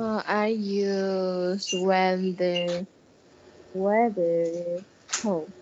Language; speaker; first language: English; non-native, learner; Vietnamese